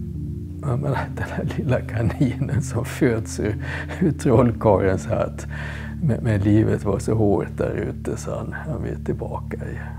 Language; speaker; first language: Swedish; native; Swedish